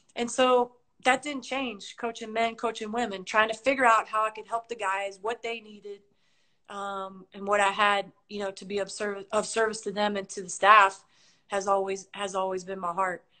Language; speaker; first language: English; native; English